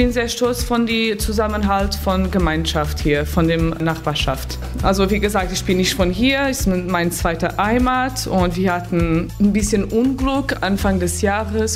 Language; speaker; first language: German; non-native, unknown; Portuguese